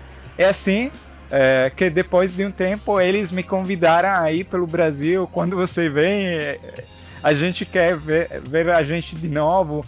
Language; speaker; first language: Portuguese; non-native, fluent; Italian